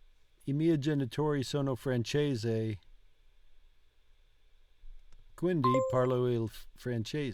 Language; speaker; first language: Italian; non-native, learner; English